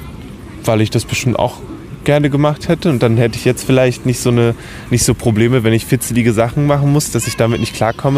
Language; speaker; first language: German; native; German